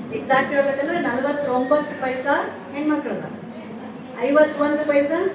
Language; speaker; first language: Kannada; native; Kannada